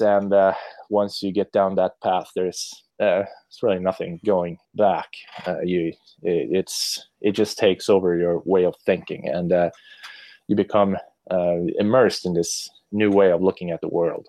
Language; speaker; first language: English; non-native, fluent; Swedish